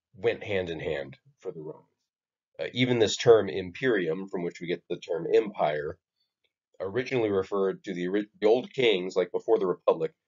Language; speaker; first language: English; native; English